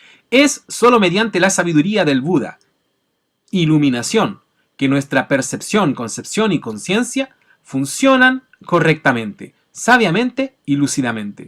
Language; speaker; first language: Spanish; native; Spanish